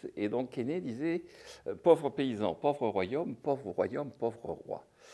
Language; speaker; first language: French; native; French